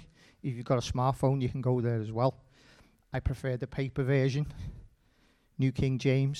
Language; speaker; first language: English; native; English